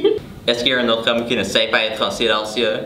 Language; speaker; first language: French; non-native, learner; English